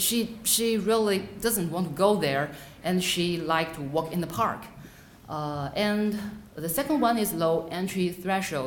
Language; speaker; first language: English; non-native, fluent; Chinese